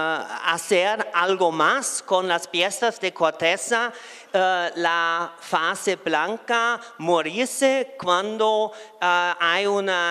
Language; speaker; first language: Spanish; non-native, fluent; German